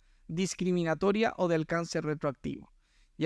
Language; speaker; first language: Spanish; native; Spanish